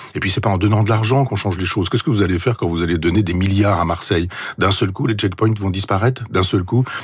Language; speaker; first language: French; native; French